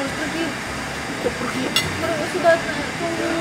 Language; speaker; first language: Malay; non-native, learner; Russian